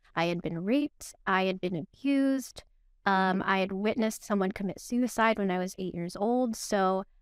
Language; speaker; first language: English; early bilingual, other home language; Filipino